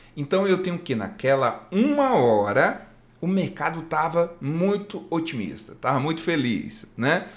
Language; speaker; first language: Portuguese; native; Portuguese